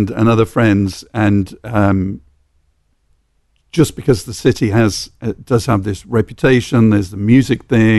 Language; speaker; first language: English; native; English